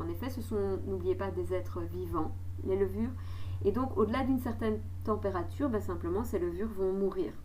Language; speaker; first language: French; native; French